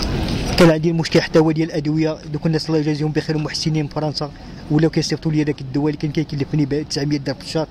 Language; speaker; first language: Arabic; native; Arabic